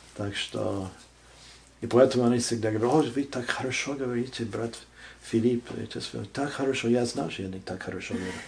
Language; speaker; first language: Russian; non-native, fluent; English